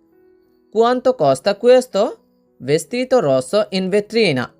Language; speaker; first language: Italian; non-native, learner; Bangla